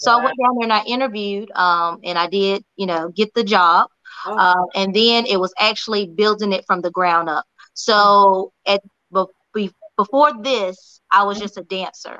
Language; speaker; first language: English; native; English